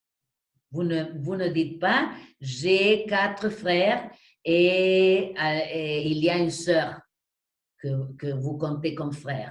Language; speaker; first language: French; non-native, fluent; Spanish